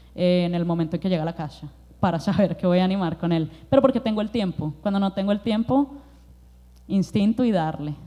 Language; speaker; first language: Spanish; native; Spanish